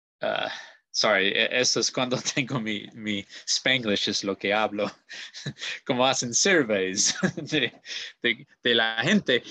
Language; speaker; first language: Spanish; non-native, learner; English